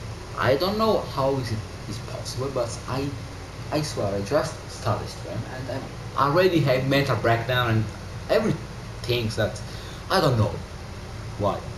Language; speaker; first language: English; non-native, learner; Italian